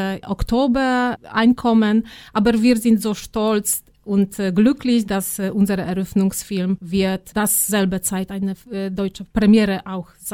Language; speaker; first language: German; non-native, fluent; Polish